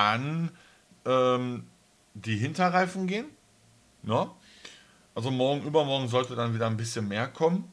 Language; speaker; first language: German; native; German